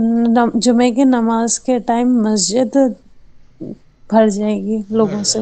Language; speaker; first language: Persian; non-native, learner; Urdu